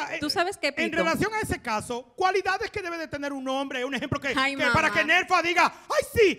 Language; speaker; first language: Spanish; native; Spanish